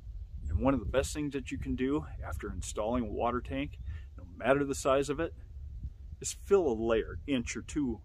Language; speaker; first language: English; native; English